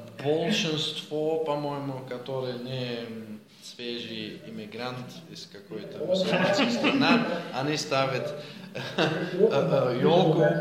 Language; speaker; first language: Russian; non-native, learner; Dutch